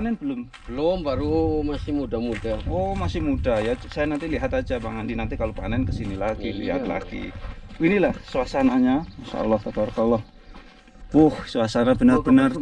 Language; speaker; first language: Indonesian; native; Indonesian